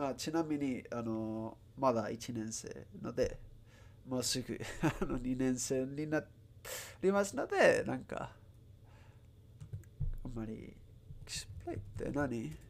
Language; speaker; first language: Japanese; non-native, learner; Spanish